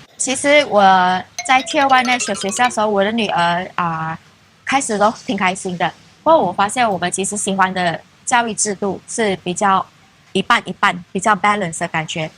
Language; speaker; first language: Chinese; native; Chinese